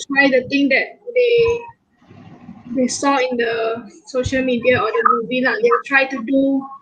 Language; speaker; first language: English; non-native, local second language; Malay